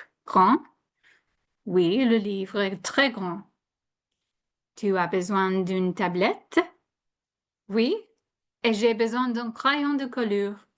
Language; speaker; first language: French; non-native, fluent; English